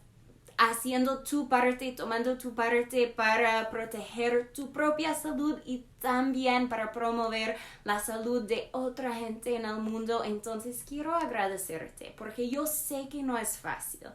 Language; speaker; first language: Spanish; non-native, learner; English